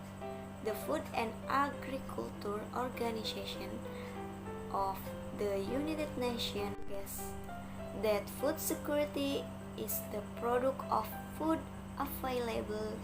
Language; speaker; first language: English; non-native, learner; Indonesian